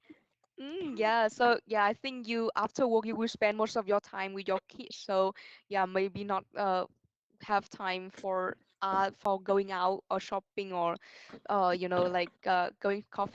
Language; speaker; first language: English; non-native, fluent; Vietnamese